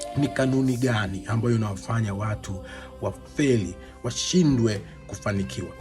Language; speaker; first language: Swahili; native; Swahili